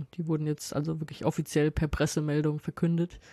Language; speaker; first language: German; native; German